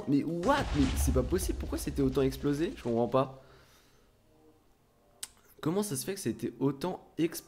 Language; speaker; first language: French; native; French